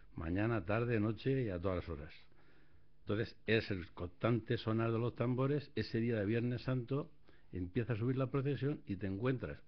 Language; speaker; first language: Spanish; native; Spanish